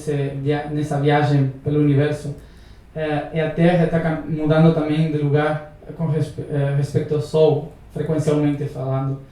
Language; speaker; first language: Portuguese; non-native, learner; Spanish